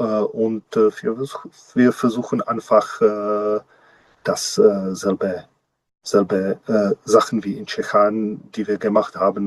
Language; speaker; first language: German; non-native, learner; Czech